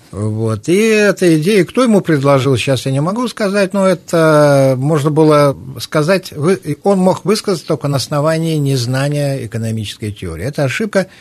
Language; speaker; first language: Russian; native; Russian